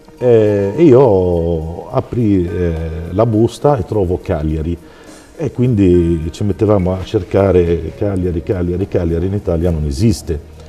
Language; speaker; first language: Italian; non-native, fluent; Arabic